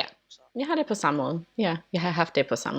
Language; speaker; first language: Danish; non-native, learner; English